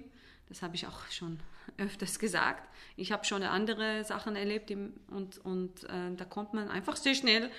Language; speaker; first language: German; non-native, fluent; Hebrew